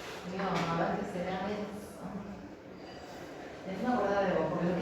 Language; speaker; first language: Spanish; native; Spanish